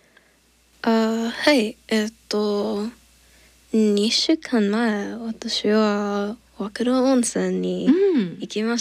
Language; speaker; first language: Japanese; non-native, learner; English